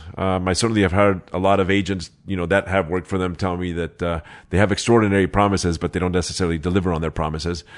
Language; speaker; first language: English; early bilingual, other home language; Spanish